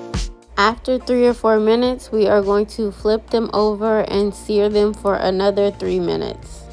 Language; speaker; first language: English; native; English